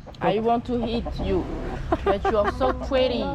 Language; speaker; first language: English; non-native, learner; French